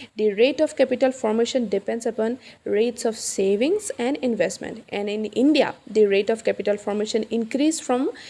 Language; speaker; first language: English; non-native, local second language; Assamese